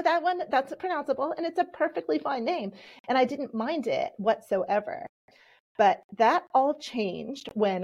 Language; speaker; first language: English; early bilingual, other home language; Polish